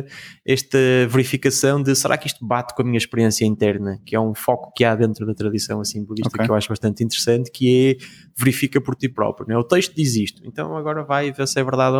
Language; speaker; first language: Portuguese; native; Portuguese